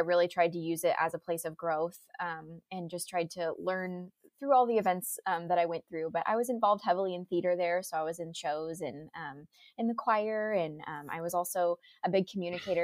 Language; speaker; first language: English; native; English